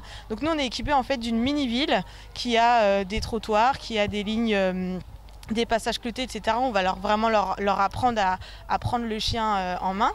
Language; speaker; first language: French; native; French